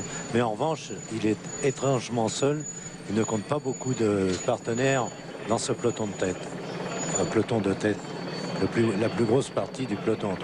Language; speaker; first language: French; native; French